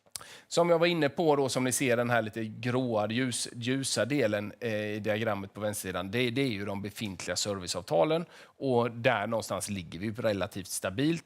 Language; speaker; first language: Swedish; native; Swedish